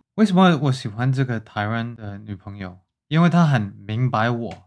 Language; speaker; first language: Chinese; early bilingual, heritage; Chinese